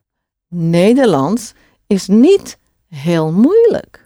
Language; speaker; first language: Dutch; non-native, fluent; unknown